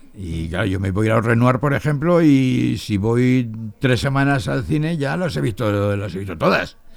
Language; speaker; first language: Spanish; native; Spanish